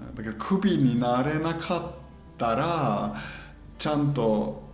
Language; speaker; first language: Japanese; non-native, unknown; German